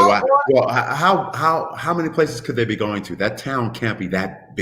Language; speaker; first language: English; native; English